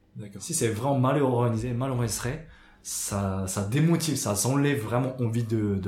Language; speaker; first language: French; non-native, fluent; Japanese